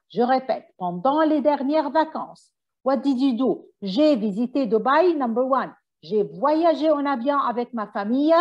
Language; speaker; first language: French; non-native, fluent; Arabic